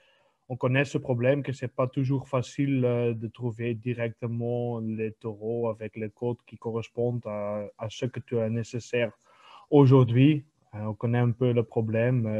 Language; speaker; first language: French; non-native, local second language; Dutch